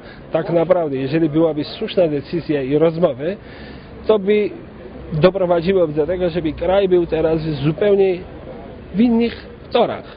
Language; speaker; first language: Polish; non-native, fluent; Georgian